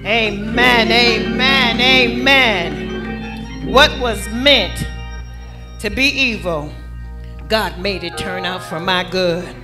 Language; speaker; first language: English; native; English